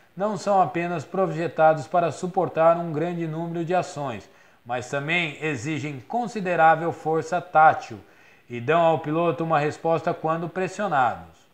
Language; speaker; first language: Portuguese; native; Portuguese